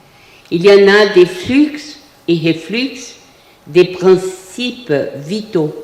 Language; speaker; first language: French; non-native, fluent; Portuguese